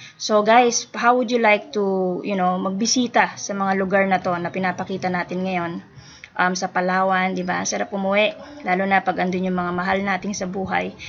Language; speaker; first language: Filipino; native; Filipino